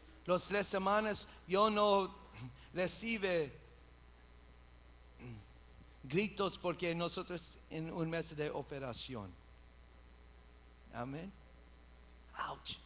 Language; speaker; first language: Spanish; early bilingual, heritage; English